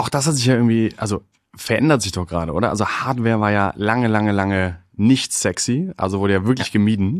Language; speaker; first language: German; native; German